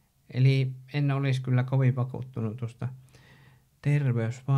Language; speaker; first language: Finnish; native; Finnish